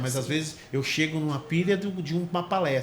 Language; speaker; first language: Portuguese; native; Portuguese